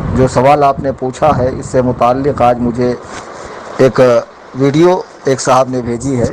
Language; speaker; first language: Urdu; native; Urdu